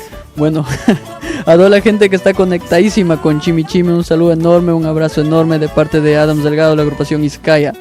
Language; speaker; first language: Spanish; native; Spanish